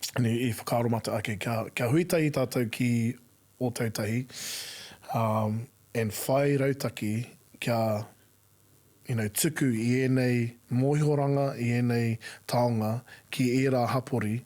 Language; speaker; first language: Māori; non-native, local second language; English